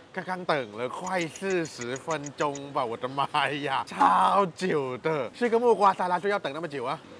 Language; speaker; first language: Chinese; non-native, fluent; Thai